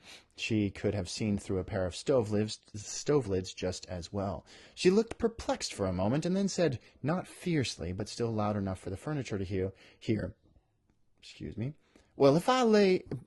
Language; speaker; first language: English; native; English